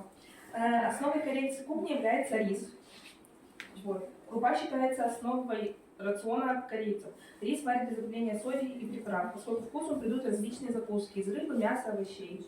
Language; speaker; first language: Russian; native; Russian